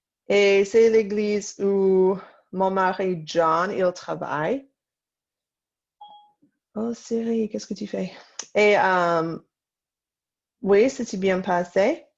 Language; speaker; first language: French; non-native, fluent; English